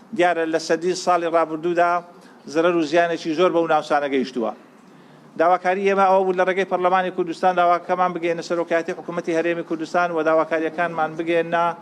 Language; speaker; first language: Central Kurdish; native; Central Kurdish